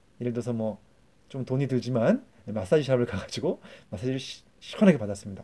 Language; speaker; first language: Korean; native; Korean